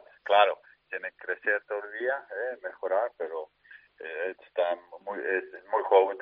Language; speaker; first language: Spanish; non-native, fluent; Dutch